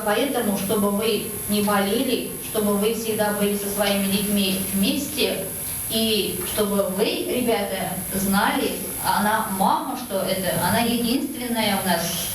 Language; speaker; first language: Russian; non-native, local second language; Bashkir